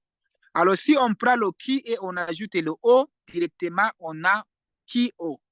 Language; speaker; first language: French; non-native, fluent; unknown